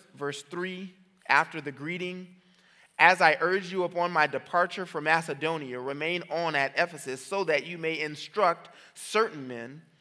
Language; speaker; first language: English; native; English